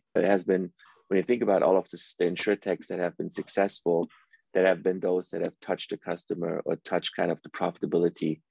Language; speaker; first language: English; early bilingual, other home language; Persian